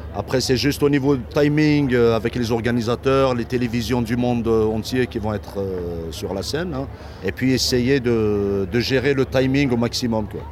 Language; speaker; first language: French; non-native, fluent; German